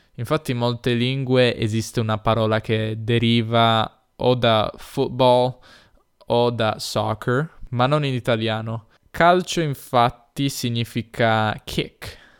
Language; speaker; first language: Italian; native; Italian